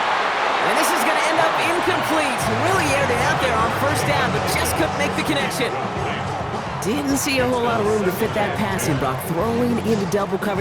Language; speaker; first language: English; native; English